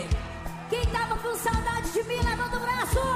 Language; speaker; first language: Portuguese; native; Portuguese